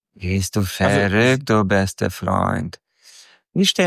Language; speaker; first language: German; non-native, fluent; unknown